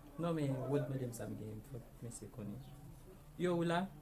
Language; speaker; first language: French; non-native, learner; Haitian Creole